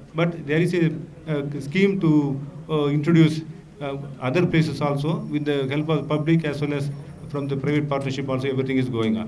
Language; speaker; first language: English; non-native, local second language; Tamil